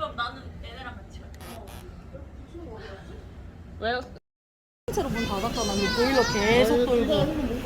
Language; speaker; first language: Korean; native; Korean